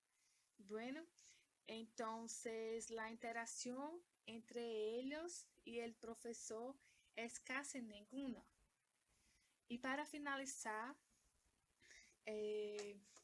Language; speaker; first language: Spanish; non-native, learner; Portuguese